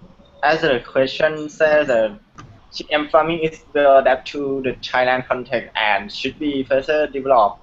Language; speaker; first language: English; non-native, learner; Thai